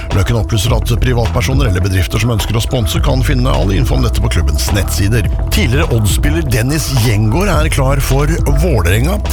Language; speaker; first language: Norwegian; native; Norwegian